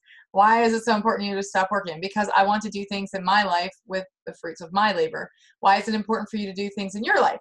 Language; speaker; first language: English; native; English